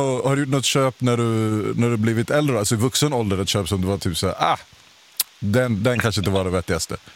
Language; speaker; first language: Swedish; native; Swedish